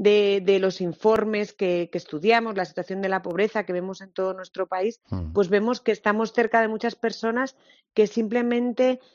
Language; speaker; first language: Spanish; native; Spanish